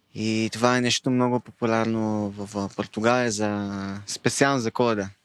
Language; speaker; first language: Bulgarian; non-native, learner; Hebrew